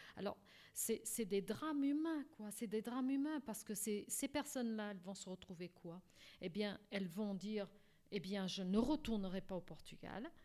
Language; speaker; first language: French; non-native, fluent; Portuguese